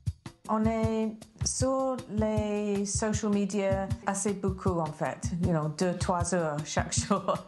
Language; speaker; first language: French; non-native, fluent; English